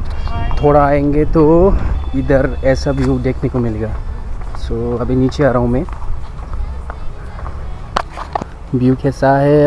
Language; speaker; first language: Hindi; non-native, local second language; Bodo